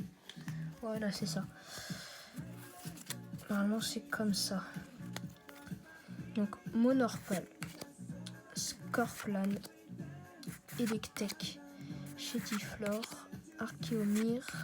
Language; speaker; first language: French; native; French